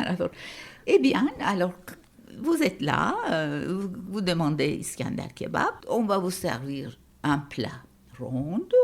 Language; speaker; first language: French; non-native, fluent; Turkish